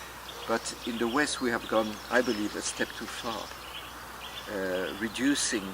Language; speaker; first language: English; non-native, fluent; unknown